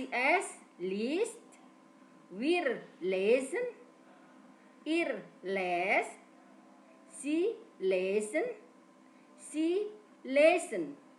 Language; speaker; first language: German; non-native, fluent; Indonesian